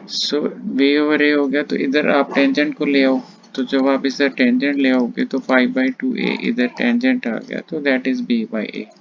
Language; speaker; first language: Hindi; non-native, local second language; Punjabi